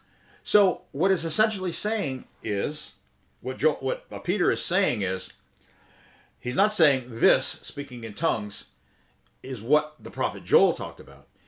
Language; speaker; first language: English; native; English